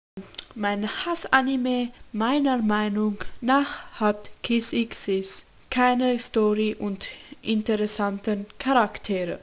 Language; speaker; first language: German; non-native, learner; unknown